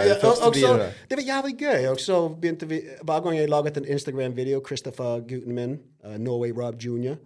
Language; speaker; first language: Norwegian; non-native, fluent; English